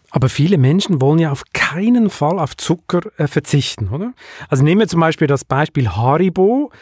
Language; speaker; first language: German; native; German